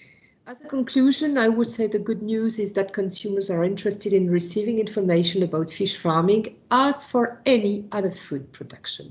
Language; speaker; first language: English; non-native, fluent; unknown